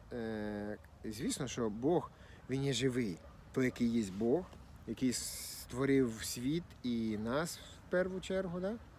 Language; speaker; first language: Ukrainian; non-native, local second language; Russian